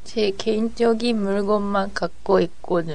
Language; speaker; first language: Korean; non-native, learner; Japanese